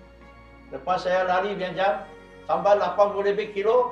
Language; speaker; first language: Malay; non-native, local second language; Chinese